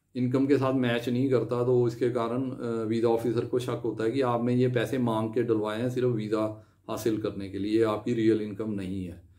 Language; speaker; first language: Hindi; non-native, local second language; Punjabi